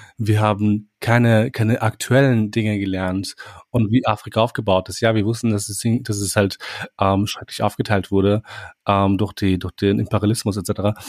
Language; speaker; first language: German; early bilingual, other home language; Albanian